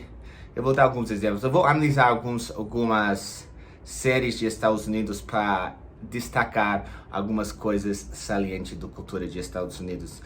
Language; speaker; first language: Portuguese; non-native, fluent; English